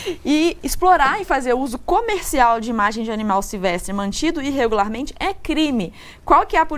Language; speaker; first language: Portuguese; native; Portuguese